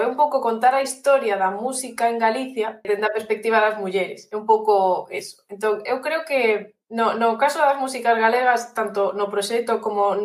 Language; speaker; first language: Galician; non-native, local second language; Spanish